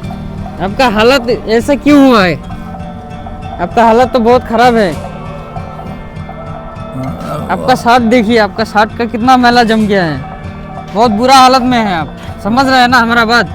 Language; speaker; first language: Hindi; non-native, local second language; Bangla